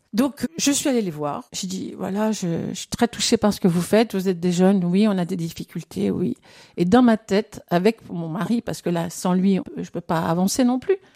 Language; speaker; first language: French; native; French